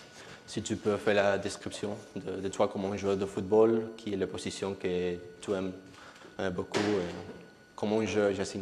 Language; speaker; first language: French; non-native, learner; Spanish